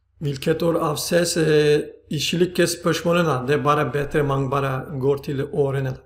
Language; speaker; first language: Swedish; non-native, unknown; Turkish